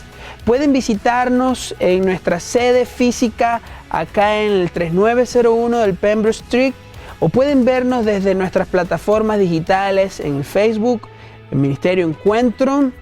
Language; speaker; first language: Spanish; native; Spanish